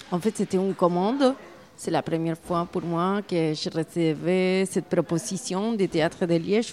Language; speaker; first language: French; non-native, fluent; Spanish